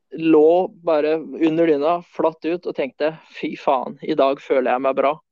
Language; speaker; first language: Norwegian; early bilingual, other home language; Swedish